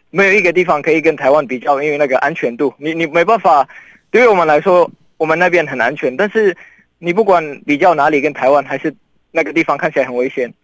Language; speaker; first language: Chinese; non-native, fluent; Arabic